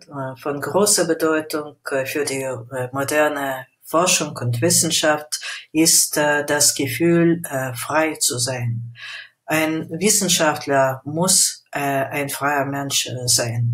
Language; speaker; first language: German; non-native, fluent; Russian